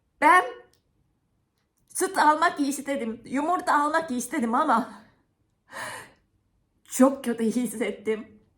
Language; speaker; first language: Turkish; non-native, fluent; Japanese